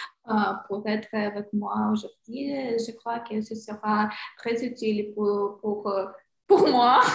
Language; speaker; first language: French; non-native, learner; Ukrainian